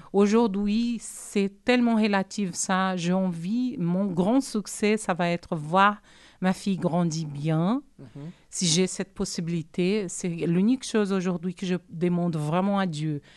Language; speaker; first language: French; non-native, fluent; Portuguese